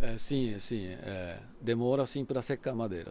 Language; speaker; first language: Portuguese; non-native, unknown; Japanese